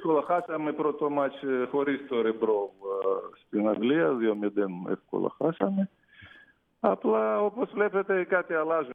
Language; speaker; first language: Greek; non-native, fluent; Russian